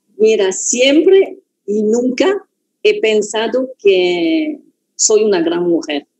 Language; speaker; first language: Spanish; non-native, fluent; French